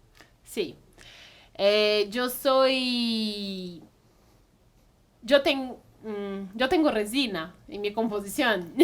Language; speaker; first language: Spanish; non-native, fluent; Portuguese